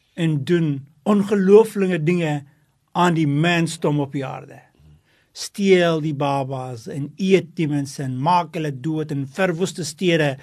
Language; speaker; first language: Afrikaans; non-native, local second language; English